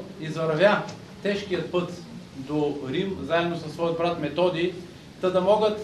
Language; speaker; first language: Bulgarian; native; Bulgarian